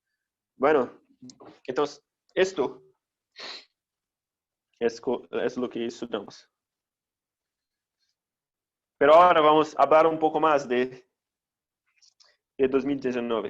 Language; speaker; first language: Spanish; non-native, fluent; Portuguese